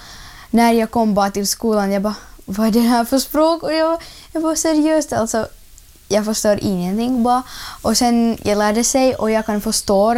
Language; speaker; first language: Swedish; early bilingual, other home language; Ukrainian